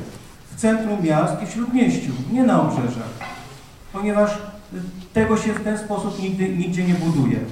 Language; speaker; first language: Polish; native; Polish